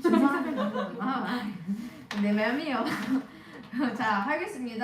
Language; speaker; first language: Korean; native; Korean